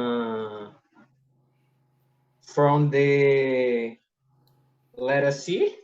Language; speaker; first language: English; non-native, learner; Portuguese